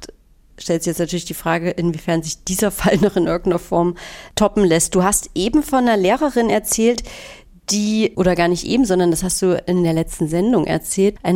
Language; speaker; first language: German; native; German